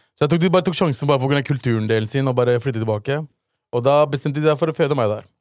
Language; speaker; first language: Norwegian; early bilingual, other home language; Urdu